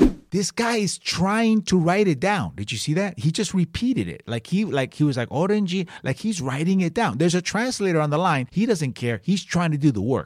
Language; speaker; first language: English; early bilingual, other home language; Spanish